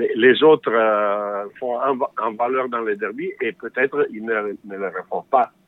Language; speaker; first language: French; non-native, fluent; English